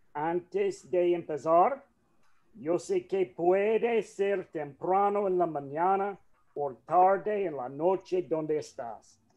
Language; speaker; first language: Spanish; non-native, fluent; English